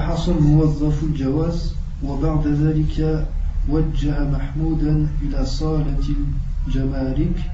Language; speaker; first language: Arabic; non-native, learner; French